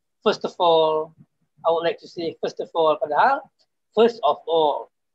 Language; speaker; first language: English; non-native, fluent; Indonesian